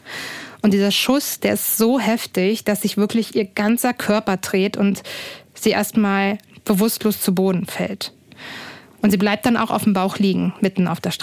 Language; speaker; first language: German; native; German